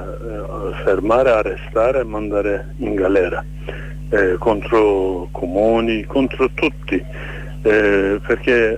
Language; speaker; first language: Italian; non-native, fluent; Kurdish